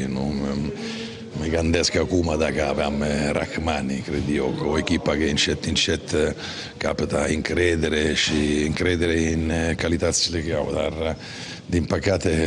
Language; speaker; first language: Romanian; non-native, fluent; Italian